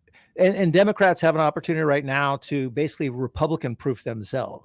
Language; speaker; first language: English; native; English